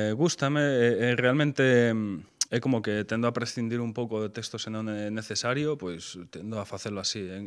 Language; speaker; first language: Galician; non-native, local second language; Spanish